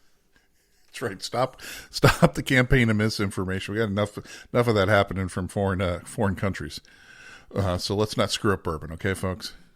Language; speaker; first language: English; native; English